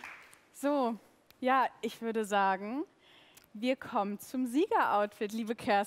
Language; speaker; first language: German; native; German